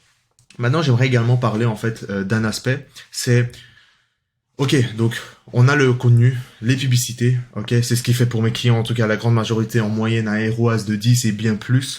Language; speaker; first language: French; native; French